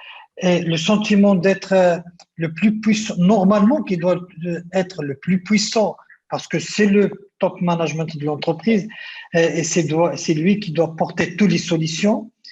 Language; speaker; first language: French; non-native, local second language; Arabic